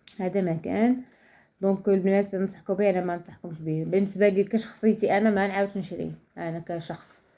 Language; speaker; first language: Arabic; native; Arabic